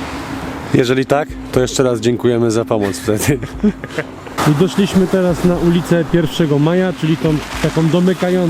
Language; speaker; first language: Polish; native; Polish